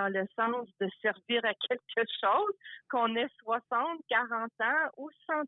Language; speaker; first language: French; native; French